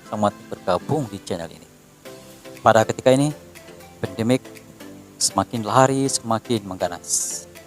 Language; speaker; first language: Malay; native; Malay